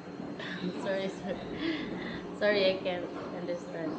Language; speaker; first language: English; non-native, local second language; Cebuano